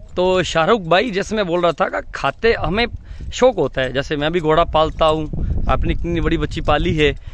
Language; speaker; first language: Hindi; non-native, local second language; Punjabi